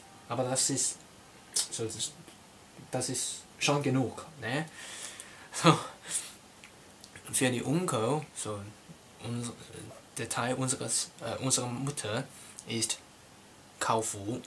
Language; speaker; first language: German; non-native, learner; Cantonese